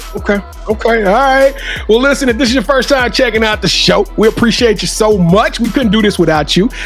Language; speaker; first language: English; native; English